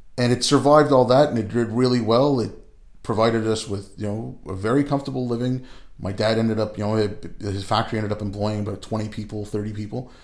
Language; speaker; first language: English; early bilingual, other home language; Urdu